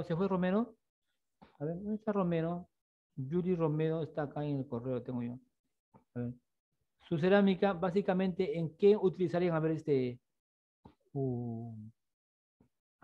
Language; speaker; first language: Spanish; native; Spanish